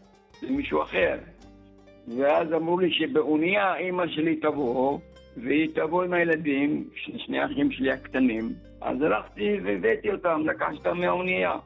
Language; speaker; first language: Hebrew; early bilingual, other home language; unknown